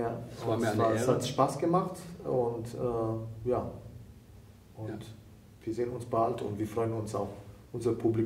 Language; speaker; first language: German; non-native, fluent; Italian